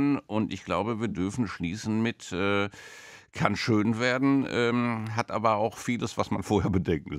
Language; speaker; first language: German; native; German